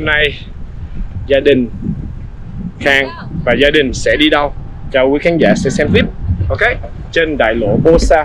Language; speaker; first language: Vietnamese; early bilingual, heritage; Vietnamese